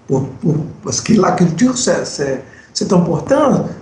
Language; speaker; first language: French; non-native, fluent; Portuguese